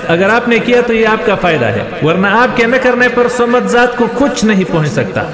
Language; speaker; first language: Urdu; non-native, local second language; Pashto